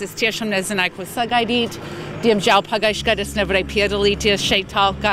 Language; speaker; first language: Latvian; early bilingual, heritage; Latvian